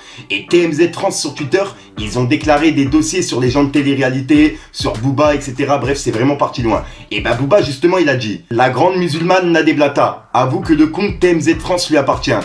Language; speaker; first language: French; native; French